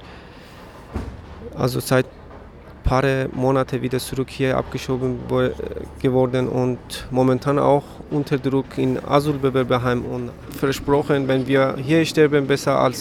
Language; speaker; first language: German; non-native, learner; Persian